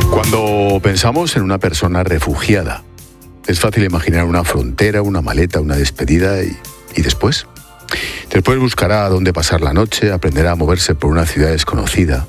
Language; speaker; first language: Spanish; native; Spanish